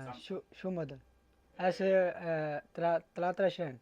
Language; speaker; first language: Arabic; non-native, learner; Urdu